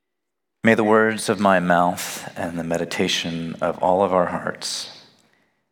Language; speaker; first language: English; native; English